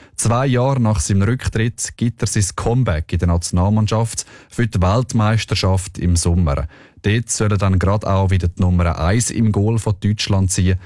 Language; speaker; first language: German; native; German